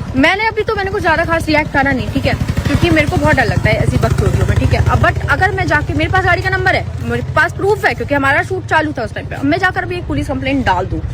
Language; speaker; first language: Hindi; native; Hindi